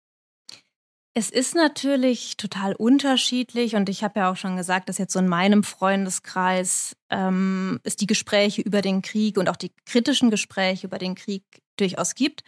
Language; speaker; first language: German; native; German